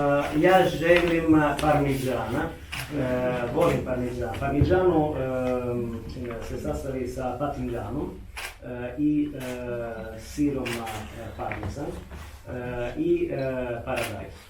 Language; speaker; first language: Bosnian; non-native, learner; Italian